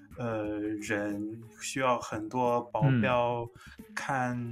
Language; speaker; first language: Chinese; non-native, learner; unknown